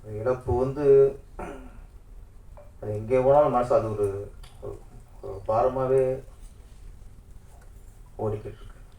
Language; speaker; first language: Tamil; native; Tamil